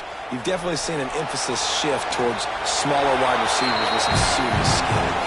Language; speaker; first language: English; native; English